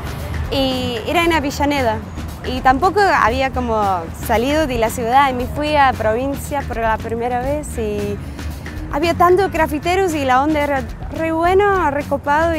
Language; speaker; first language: Spanish; non-native, fluent; English